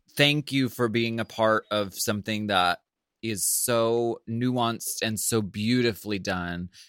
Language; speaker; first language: English; native; English